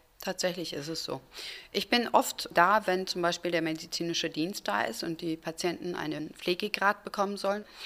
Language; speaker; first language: German; early bilingual, other home language; Turkish